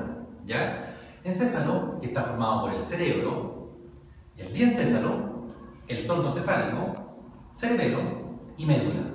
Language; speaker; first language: Spanish; native; Spanish